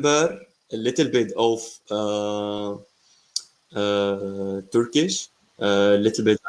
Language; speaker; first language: English; non-native, fluent; Arabic